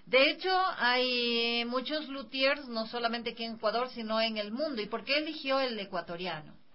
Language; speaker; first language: Spanish; native; Spanish